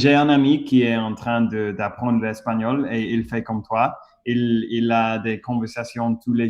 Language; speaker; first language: French; non-native, fluent; English